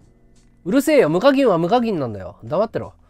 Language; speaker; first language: Japanese; native; Japanese